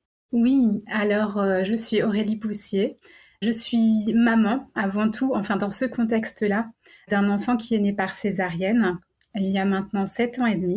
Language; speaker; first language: French; native; French